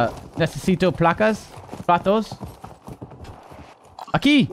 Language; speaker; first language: Spanish; non-native, learner; English